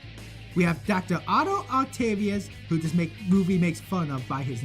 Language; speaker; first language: English; native; English